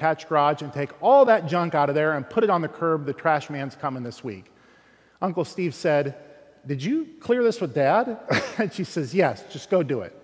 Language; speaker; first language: English; native; English